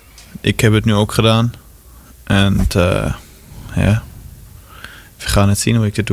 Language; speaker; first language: Dutch; non-native, fluent; German